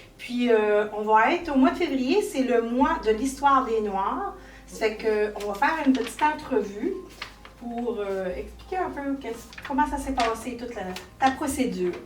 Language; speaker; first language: French; native; French